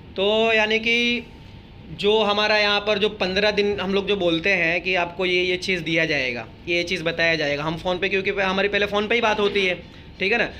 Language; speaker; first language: Hindi; native; Hindi